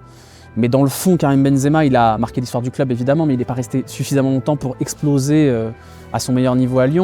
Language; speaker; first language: French; native; French